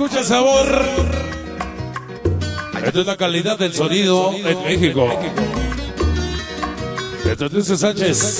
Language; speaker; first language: Spanish; native; Spanish